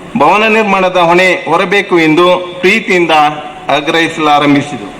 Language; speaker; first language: Kannada; non-native, local second language; Tulu